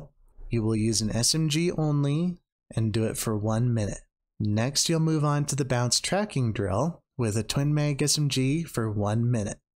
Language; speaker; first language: English; native; English